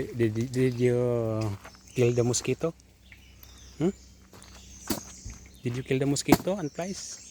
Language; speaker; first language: English; non-native, learner; Filipino